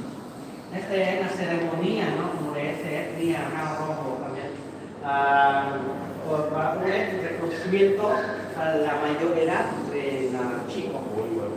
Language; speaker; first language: Spanish; non-native, fluent; Vietnamese